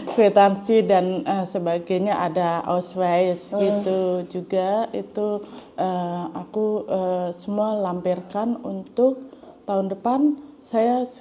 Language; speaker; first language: Indonesian; native; Indonesian